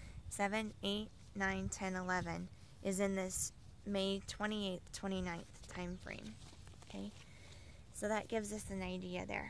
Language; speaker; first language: English; native; English